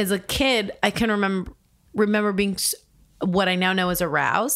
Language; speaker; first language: English; native; English